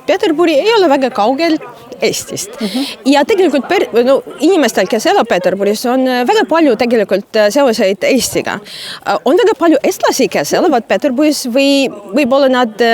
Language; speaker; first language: Estonian; non-native, fluent; Russian